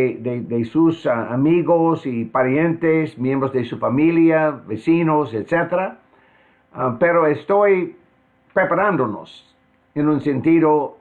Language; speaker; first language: Spanish; non-native, fluent; English